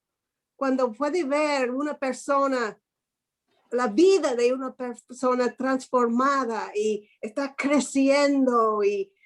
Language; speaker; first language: Spanish; non-native, fluent; English